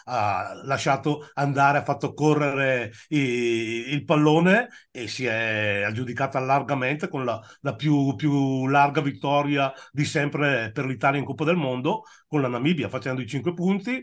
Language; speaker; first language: Italian; native; Italian